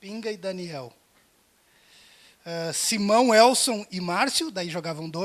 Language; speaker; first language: Portuguese; native; Portuguese